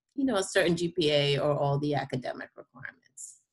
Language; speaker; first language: English; non-native, fluent; Spanish